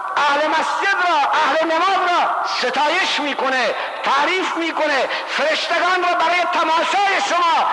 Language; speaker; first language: Persian; non-native, local second language; Baluchi